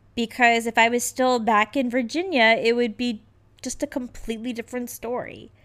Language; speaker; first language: English; native; English